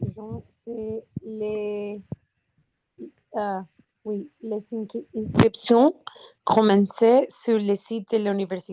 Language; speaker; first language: French; non-native, learner; Spanish